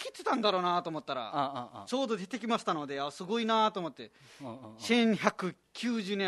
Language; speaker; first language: Japanese; non-native, fluent; Nepali